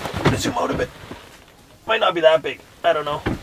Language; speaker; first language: English; native; English